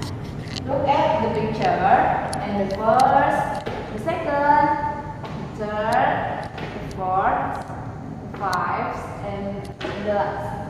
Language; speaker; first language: English; non-native, learner; Indonesian